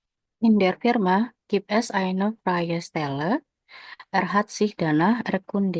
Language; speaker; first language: German; non-native, learner; Indonesian